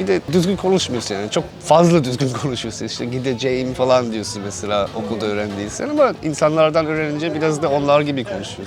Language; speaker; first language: Turkish; non-native, fluent; English